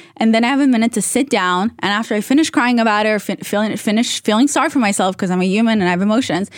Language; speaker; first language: English; non-native, fluent; Hebrew